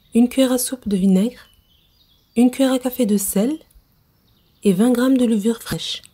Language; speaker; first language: French; non-native, local second language; Arabic